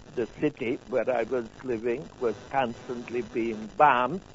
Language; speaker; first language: English; non-native, fluent; Hungarian